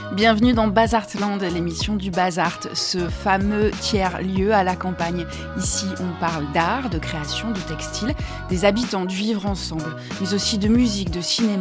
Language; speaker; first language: French; native; French